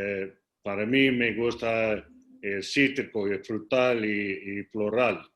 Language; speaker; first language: Spanish; non-native, learner; English